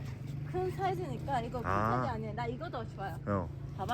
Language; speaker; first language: Korean; non-native, learner; Persian